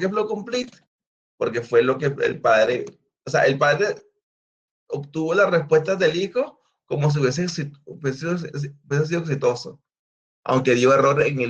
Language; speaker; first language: Spanish; native; Spanish